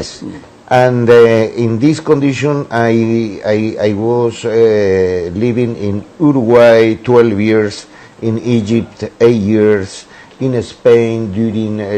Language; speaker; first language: English; non-native, learner; Spanish